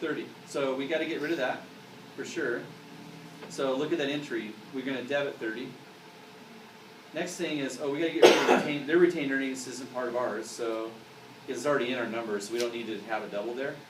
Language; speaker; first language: English; native; English